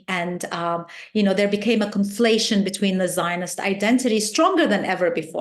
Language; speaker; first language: English; non-native, fluent; Arabic